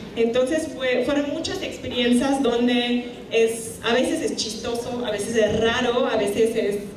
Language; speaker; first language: Spanish; non-native, fluent; German